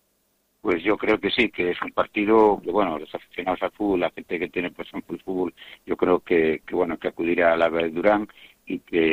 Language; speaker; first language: Spanish; native; Spanish